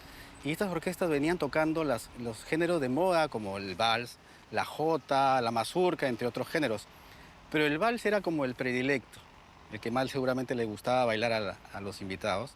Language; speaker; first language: Spanish; native; Spanish